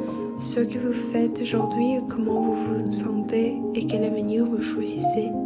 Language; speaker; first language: French; non-native, fluent; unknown